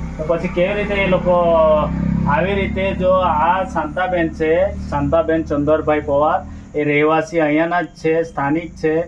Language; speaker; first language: Gujarati; non-native, local second language; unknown